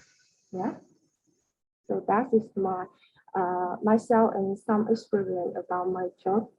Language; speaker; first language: English; non-native, learner; Vietnamese